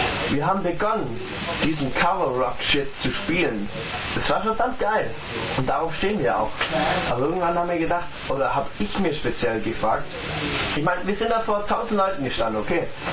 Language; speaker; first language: German; native; German